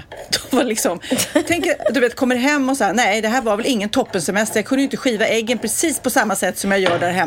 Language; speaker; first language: Swedish; native; Swedish